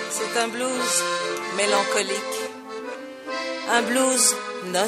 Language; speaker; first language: French; native; French